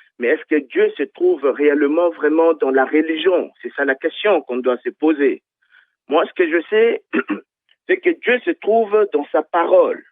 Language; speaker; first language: French; non-native, local second language; Lingala